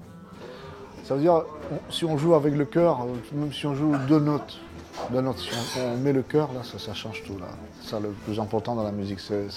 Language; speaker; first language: French; non-native, fluent; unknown